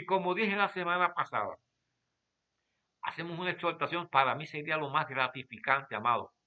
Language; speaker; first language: Spanish; native; Spanish